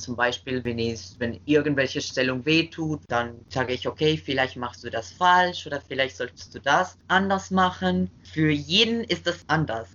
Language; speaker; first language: German; non-native, fluent; Spanish